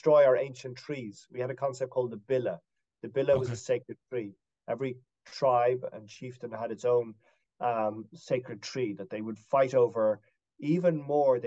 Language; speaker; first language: English; native; English